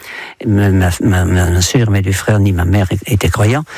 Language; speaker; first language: French; non-native, fluent; Dutch